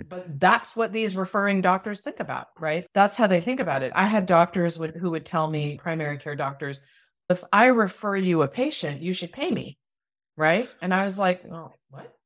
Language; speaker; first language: English; early bilingual, other home language; Hindi